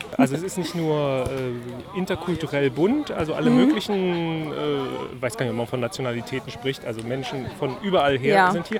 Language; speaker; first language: German; native; German